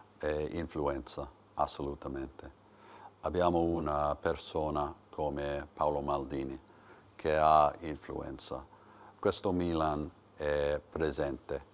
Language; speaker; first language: Italian; non-native, learner; English